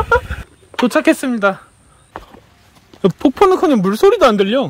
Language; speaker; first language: Korean; native; Korean